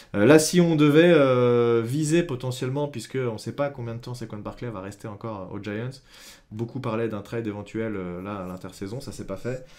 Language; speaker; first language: French; native; French